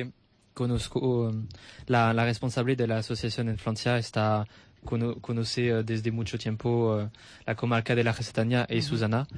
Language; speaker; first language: Spanish; non-native, learner; French